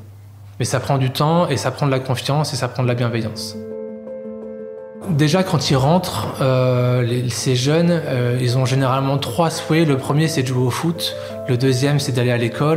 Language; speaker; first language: French; native; French